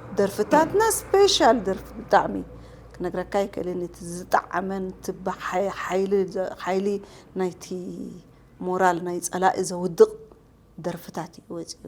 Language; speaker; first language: Tigrinya; non-native, local second language; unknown